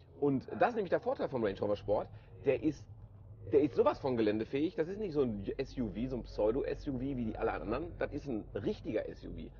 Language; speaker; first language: German; native; German